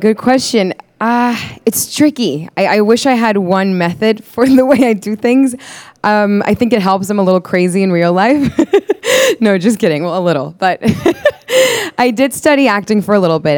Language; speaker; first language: English; non-native, fluent; Spanish